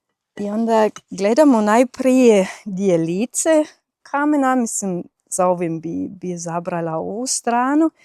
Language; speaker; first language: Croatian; non-native, fluent; German